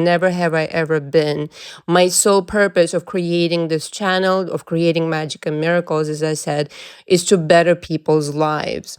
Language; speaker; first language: English; non-native, fluent; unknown